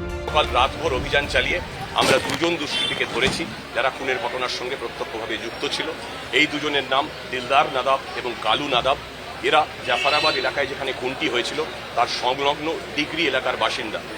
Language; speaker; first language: Bangla; native; Bangla